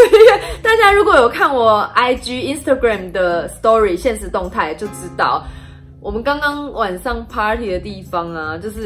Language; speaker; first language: Chinese; native; Chinese